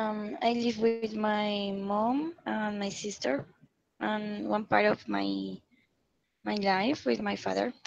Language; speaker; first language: English; non-native, learner; Spanish